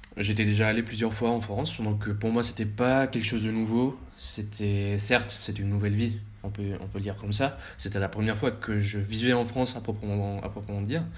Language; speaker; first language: French; early bilingual, heritage; French